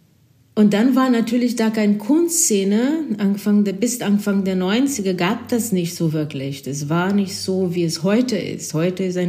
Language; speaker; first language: German; non-native, fluent; Portuguese